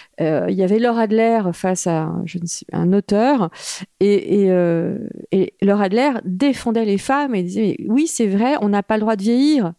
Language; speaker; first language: French; native; French